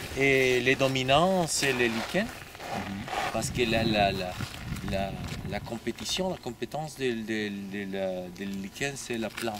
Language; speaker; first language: French; non-native, learner; Spanish